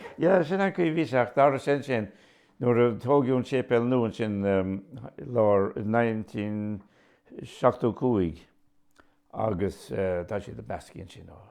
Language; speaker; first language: Irish; native; Irish